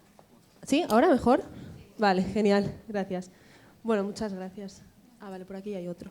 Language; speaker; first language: Spanish; native; Spanish